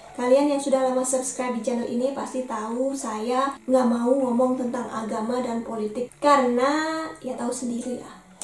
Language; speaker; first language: Indonesian; native; Indonesian